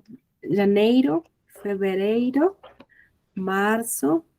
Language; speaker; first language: Portuguese; non-native, learner; Spanish